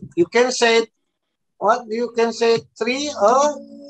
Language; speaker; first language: English; non-native, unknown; Indonesian